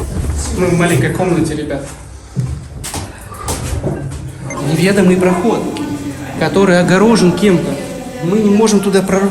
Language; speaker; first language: Russian; native; Russian